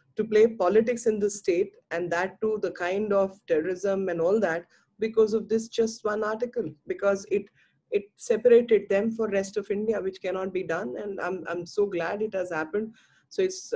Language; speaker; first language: English; non-native, local second language; Hindi